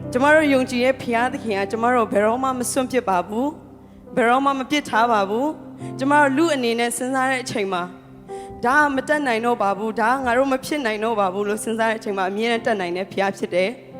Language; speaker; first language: Burmese; non-native, local second language; Hakha Chin